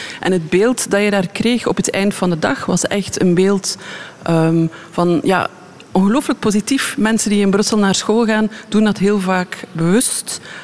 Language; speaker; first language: Dutch; native; Dutch